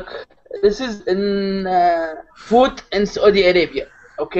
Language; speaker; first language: English; non-native, learner; Arabic